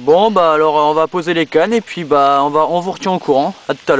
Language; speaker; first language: French; native; French